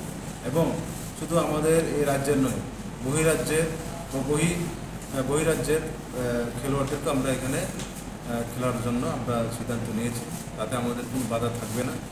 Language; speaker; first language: Bangla; non-native, local second language; Kok Borok